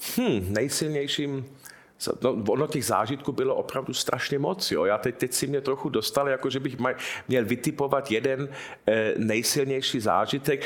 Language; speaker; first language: Czech; early bilingual, heritage; Czech